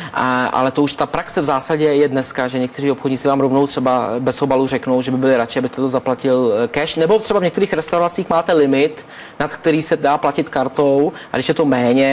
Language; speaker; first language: Czech; native; Czech